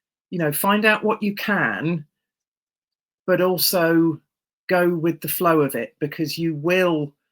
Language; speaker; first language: English; native; English